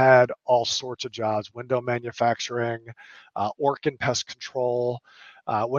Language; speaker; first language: English; native; English